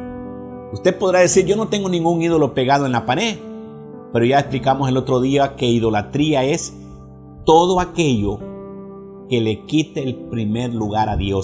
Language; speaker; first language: Spanish; native; Spanish